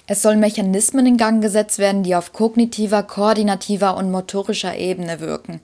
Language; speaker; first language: German; native; German